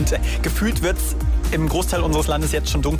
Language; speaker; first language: German; native; German